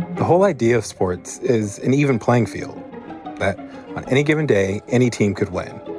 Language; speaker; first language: English; native; English